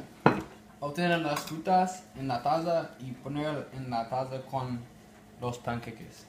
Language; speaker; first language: Spanish; non-native, learner; English